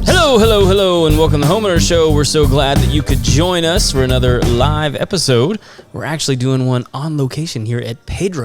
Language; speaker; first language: English; native; English